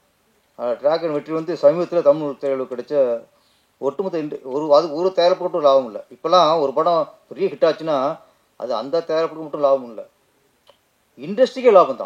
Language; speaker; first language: Tamil; native; Tamil